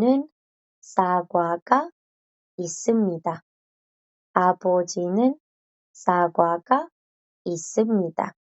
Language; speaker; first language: Korean; non-native, fluent; Spanish